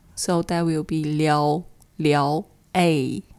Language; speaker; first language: English; non-native, fluent; Chinese